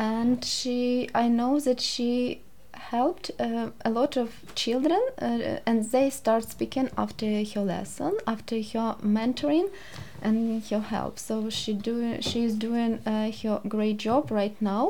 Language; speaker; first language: English; non-native, learner; Ukrainian